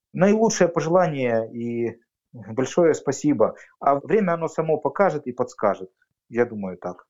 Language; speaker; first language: Russian; native; Russian